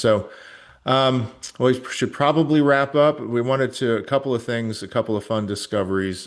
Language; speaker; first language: English; native; English